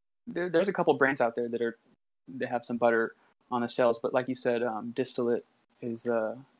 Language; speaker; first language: English; native; English